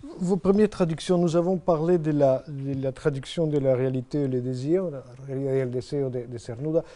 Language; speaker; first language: French; non-native, fluent; Spanish